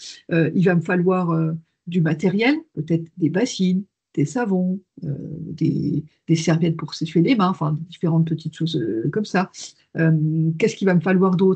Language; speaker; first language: French; native; French